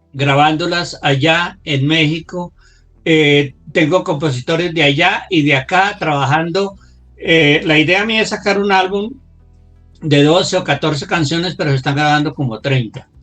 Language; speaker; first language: Spanish; native; Spanish